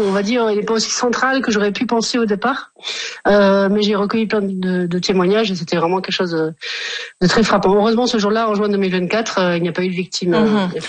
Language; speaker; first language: French; native; French